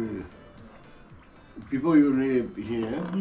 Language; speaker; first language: English; non-native, learner; Korean